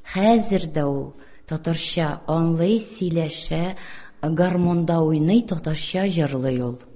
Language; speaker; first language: Tatar; non-native, local second language; Russian